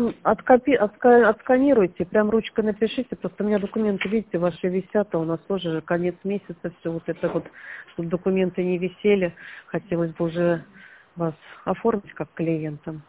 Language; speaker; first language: Russian; native; Russian